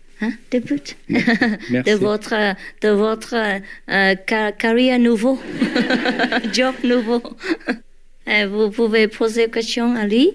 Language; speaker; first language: French; non-native, learner; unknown